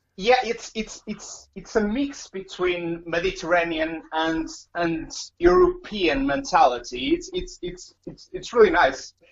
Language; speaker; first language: English; non-native, fluent; Portuguese